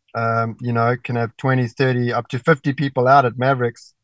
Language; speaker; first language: English; native; English